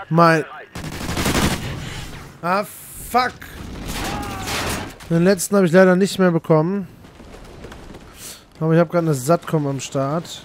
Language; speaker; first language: German; native; German